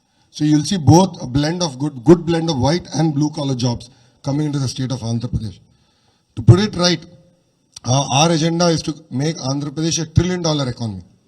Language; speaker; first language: English; non-native, local second language; Telugu